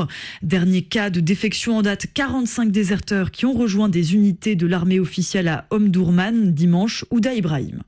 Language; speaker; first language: French; native; French